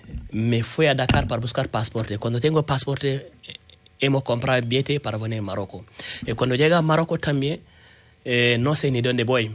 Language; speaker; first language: Spanish; non-native, learner; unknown